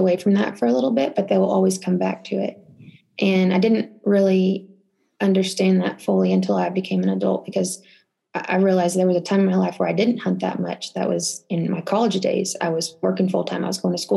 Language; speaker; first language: English; native; English